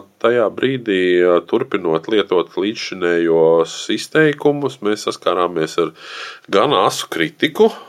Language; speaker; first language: Latvian; native; Latvian